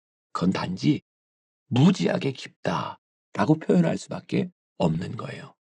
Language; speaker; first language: Korean; native; Korean